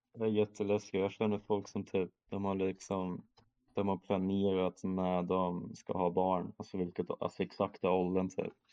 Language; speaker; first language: Swedish; early bilingual, other home language; German